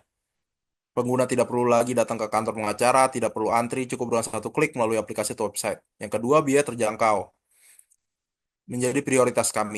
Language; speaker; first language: Indonesian; native; Indonesian